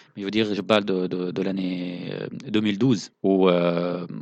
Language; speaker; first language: French; non-native, fluent; Arabic